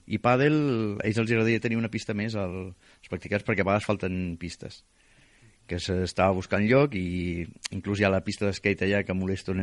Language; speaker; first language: Catalan; native; Catalan